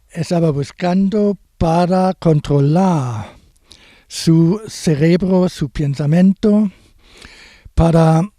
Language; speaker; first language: Spanish; non-native, fluent; German